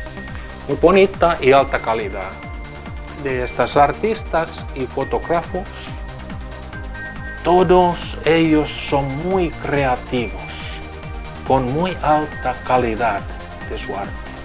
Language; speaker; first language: Spanish; non-native, learner; Finnish